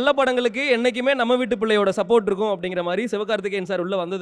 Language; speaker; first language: Tamil; native; Tamil